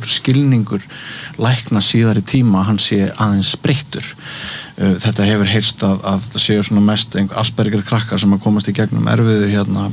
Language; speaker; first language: Icelandic; native; Icelandic